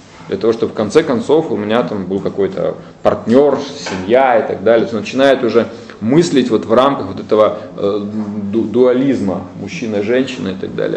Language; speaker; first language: Russian; native; Russian